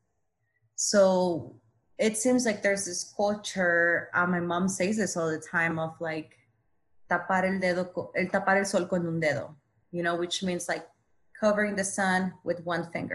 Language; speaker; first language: English; non-native, fluent; Spanish